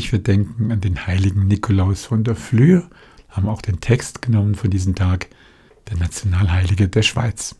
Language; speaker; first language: German; native; German